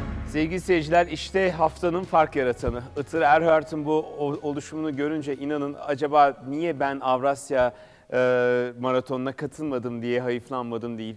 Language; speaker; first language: Turkish; native; Turkish